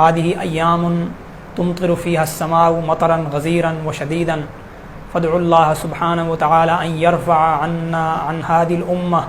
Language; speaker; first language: Arabic; non-native, fluent; Urdu